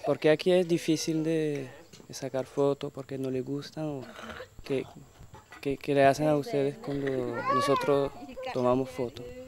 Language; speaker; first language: Spanish; non-native, fluent; French